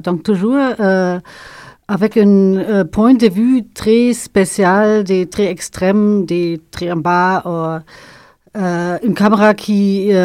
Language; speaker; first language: French; non-native, fluent; German